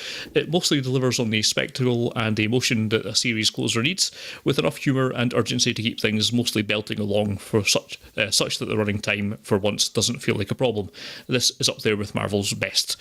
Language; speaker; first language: English; native; English